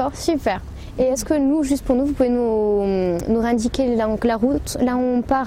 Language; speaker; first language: French; native; French